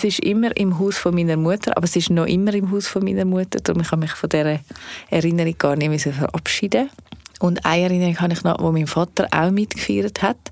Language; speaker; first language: German; native; German